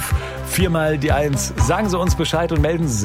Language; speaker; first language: German; native; German